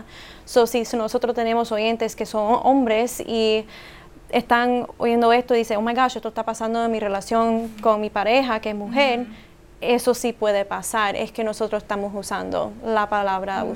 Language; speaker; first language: Spanish; early bilingual, heritage; English